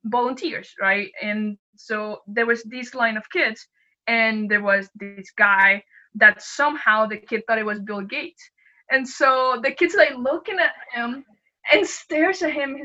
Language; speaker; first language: English; non-native, fluent; Spanish